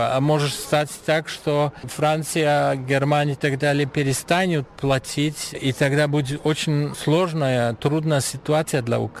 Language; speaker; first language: Russian; non-native, fluent; German